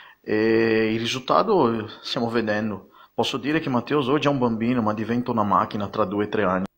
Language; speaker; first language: Italian; non-native, fluent; Portuguese